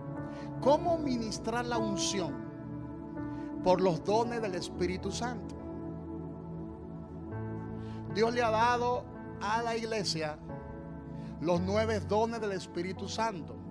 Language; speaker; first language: Spanish; native; Spanish